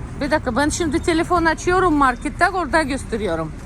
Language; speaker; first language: Turkish; non-native, learner; Russian